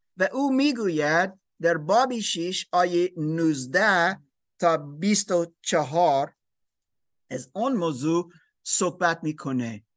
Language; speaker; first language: Persian; non-native, learner; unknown